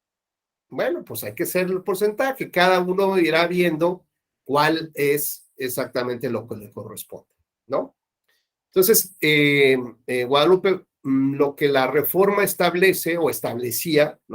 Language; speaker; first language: Spanish; native; Spanish